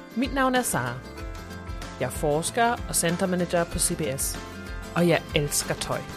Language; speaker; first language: Danish; non-native, fluent; German